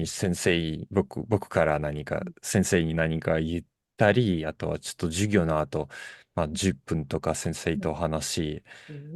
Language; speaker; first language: Japanese; non-native, fluent; Russian